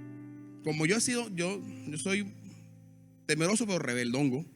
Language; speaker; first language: Spanish; native; Spanish